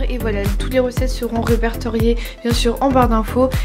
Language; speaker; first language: French; native; French